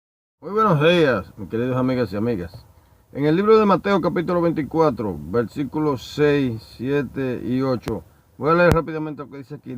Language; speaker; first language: Spanish; native; Spanish